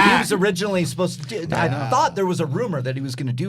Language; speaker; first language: English; native; English